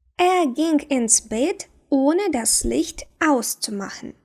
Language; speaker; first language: German; non-native, fluent; Ukrainian